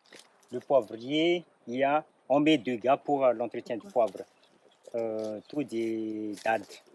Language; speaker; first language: French; non-native, local second language; Malagasy